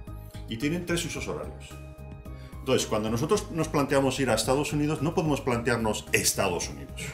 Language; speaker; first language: Spanish; native; Spanish